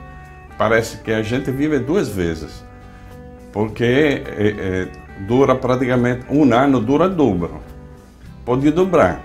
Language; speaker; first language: Portuguese; non-native, fluent; Italian